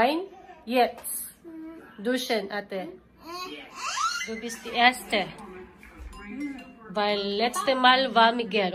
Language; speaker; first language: German; non-native, learner; Filipino